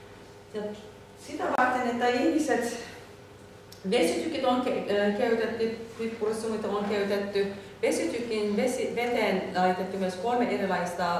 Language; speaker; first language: Finnish; non-native, learner; Turkish